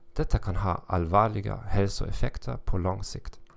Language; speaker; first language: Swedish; non-native, learner; German